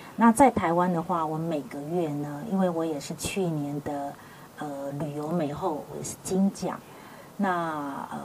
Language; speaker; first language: Chinese; native; Chinese